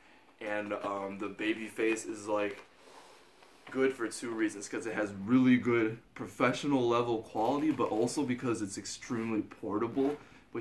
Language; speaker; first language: English; native; English